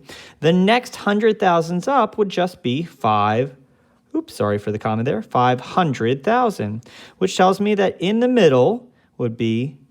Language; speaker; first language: English; native; English